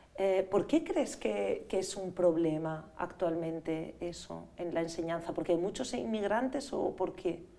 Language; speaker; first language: Spanish; native; Spanish